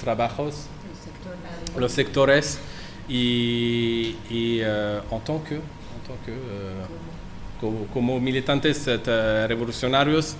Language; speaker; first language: Spanish; non-native, learner; French